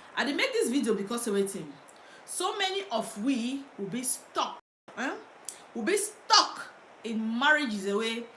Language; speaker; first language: Nigerian Pidgin; native; Nigerian Pidgin